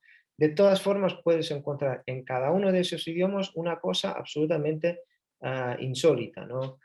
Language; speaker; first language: Spanish; early bilingual, heritage; Spanish